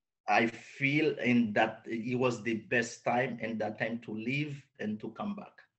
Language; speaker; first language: English; non-native, learner; Haitian Creole